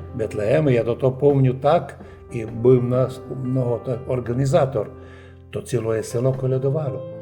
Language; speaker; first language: Ukrainian; native; Ukrainian